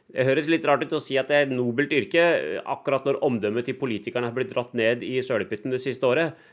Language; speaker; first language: Norwegian; early bilingual, other home language; Punjabi